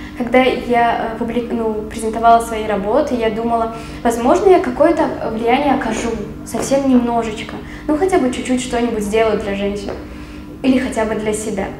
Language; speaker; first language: Russian; non-native, local second language; Tajik